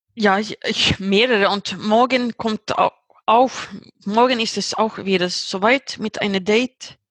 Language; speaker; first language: German; non-native, fluent; Swedish